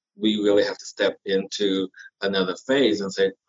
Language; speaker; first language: English; native; English